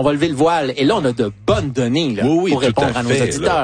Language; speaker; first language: French; native; French